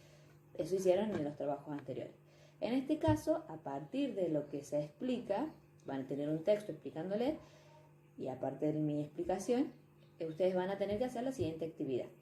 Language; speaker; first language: Spanish; native; Spanish